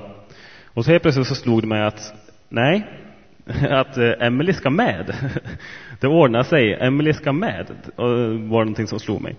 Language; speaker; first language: Swedish; native; Swedish